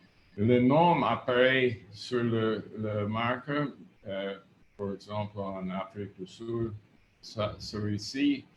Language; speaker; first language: French; non-native, fluent; English